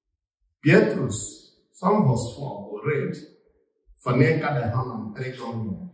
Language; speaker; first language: Swedish; non-native, fluent; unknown